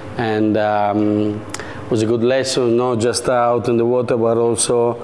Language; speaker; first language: English; non-native, fluent; Italian